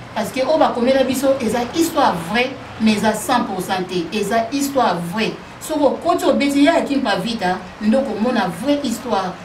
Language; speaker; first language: Lingala; non-native, local second language; Kongo